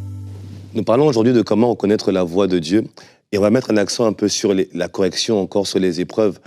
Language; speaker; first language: French; native; French